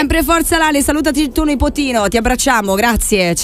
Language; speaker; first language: Italian; native; Italian